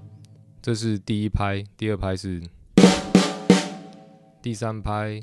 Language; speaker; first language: Chinese; native; Chinese